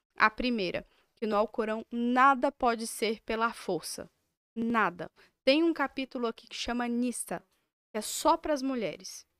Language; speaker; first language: Portuguese; native; Portuguese